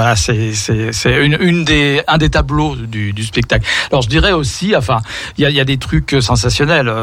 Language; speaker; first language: French; native; French